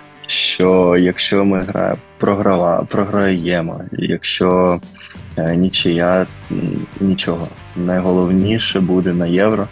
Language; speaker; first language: Ukrainian; early bilingual, heritage; Ukrainian